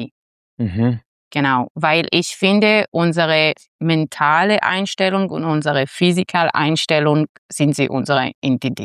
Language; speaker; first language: German; non-native, fluent; Hebrew